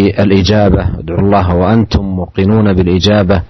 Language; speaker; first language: Arabic; native; Arabic